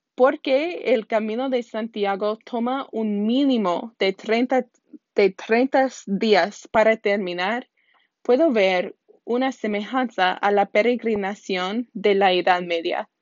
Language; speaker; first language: Spanish; non-native, learner; English